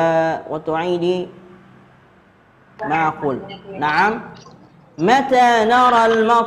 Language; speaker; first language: Arabic; non-native, fluent; Indonesian